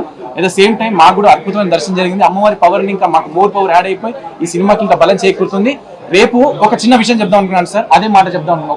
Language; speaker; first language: Telugu; native; Telugu